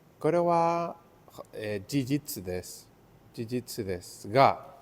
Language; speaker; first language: Japanese; non-native, learner; Spanish